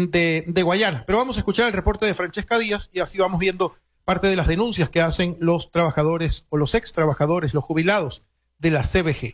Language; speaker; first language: Spanish; native; Spanish